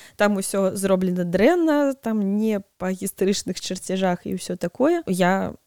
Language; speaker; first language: Belarusian; non-native, local second language; Russian